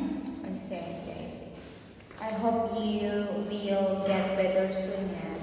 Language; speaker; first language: English; non-native, fluent; Indonesian